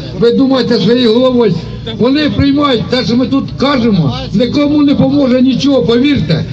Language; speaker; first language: Ukrainian; native; Ukrainian